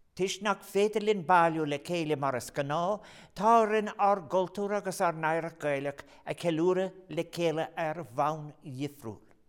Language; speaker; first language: Irish; non-native, local second language; English